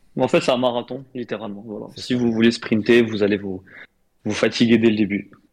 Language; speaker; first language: French; non-native, local second language; Arabic